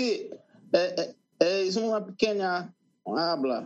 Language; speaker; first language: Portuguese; non-native, learner; Spanish